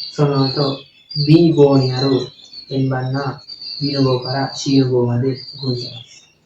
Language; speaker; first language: Japanese; non-native, learner; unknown